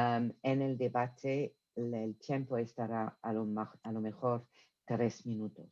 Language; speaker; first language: Spanish; non-native, fluent; French